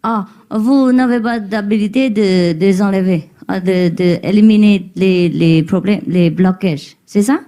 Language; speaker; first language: French; non-native, learner; Chinese